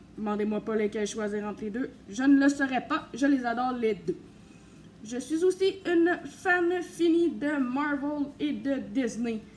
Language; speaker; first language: French; native; French